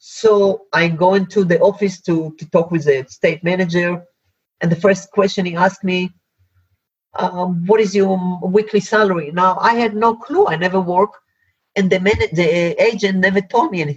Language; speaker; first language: English; non-native, fluent; Hebrew